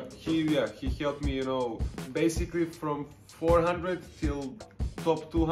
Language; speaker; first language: English; non-native, fluent; Serbian